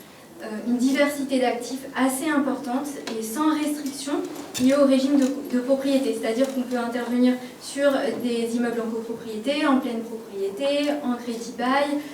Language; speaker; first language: French; native; French